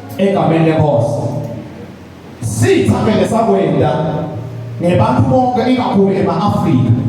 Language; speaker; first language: Zulu; non-native, local second language; Swati